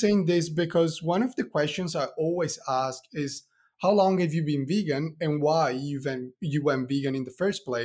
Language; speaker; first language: English; non-native, fluent; Italian